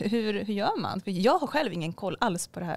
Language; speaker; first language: Swedish; native; Swedish